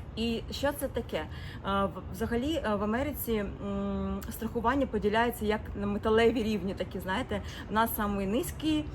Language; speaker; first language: Ukrainian; non-native, local second language; Russian